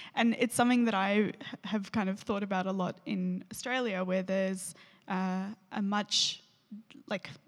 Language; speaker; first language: English; native; English